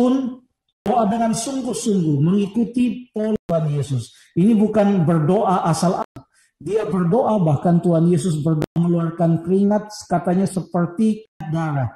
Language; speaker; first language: Indonesian; native; Indonesian